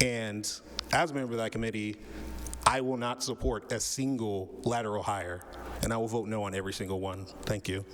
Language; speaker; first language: English; native; English